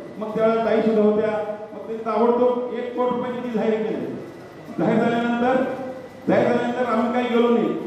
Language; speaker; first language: Marathi; non-native, local second language; Telugu